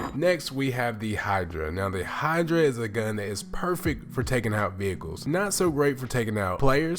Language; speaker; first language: English; native; English